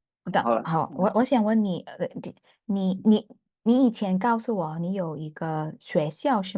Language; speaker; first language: Chinese; non-native, learner; English